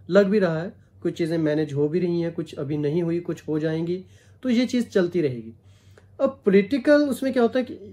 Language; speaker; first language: Hindi; non-native, local second language; Punjabi